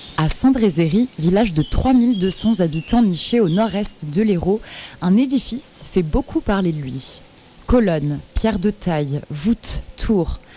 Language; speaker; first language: French; native; French